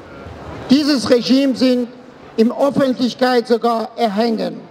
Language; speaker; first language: German; non-native, fluent; Persian